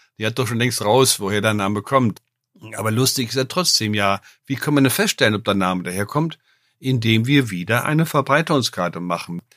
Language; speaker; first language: German; native; German